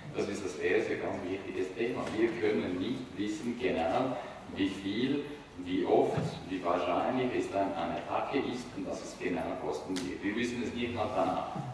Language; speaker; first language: German; non-native, fluent; Italian